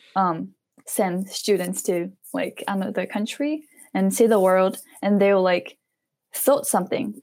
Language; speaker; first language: English; non-native, fluent; Japanese